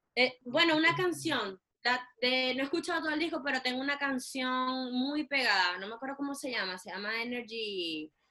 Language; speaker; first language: Spanish; native; Spanish